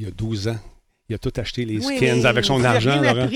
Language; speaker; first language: French; native; French